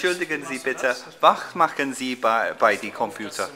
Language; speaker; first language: German; non-native, learner; English